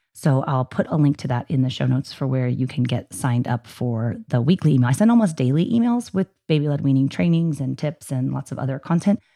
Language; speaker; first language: English; native; English